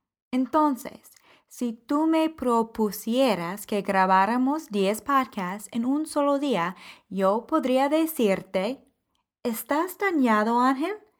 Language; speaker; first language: Spanish; non-native, fluent; English